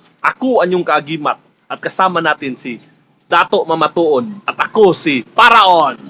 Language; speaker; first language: Filipino; non-native, local second language; Cebuano